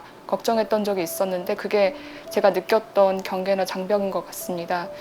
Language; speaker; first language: Korean; non-native, fluent; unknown